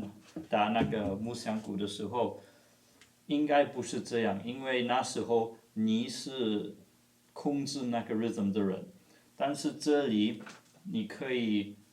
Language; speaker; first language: Chinese; non-native, fluent; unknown